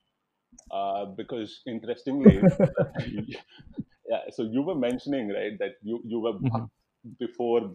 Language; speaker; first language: English; non-native, local second language; Telugu